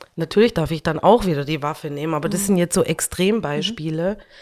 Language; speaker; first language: German; early bilingual, other home language; Hungarian